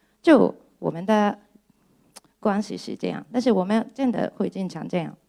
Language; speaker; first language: Chinese; non-native, fluent; Japanese